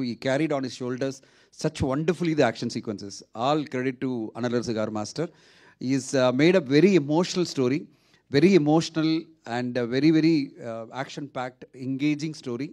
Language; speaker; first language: Telugu; non-native, fluent; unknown